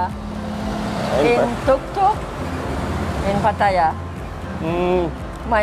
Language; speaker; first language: English; non-native, learner; Thai